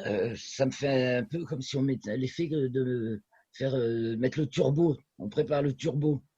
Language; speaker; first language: French; native; French